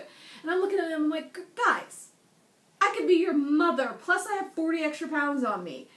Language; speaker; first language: English; native; English